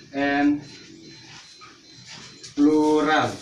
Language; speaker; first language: English; non-native, learner; Indonesian